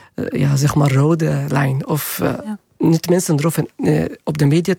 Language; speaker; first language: Dutch; non-native, learner; Arabic